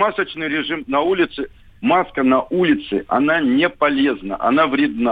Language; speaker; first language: Russian; native; Russian